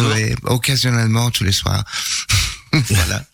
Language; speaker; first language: French; non-native, fluent; English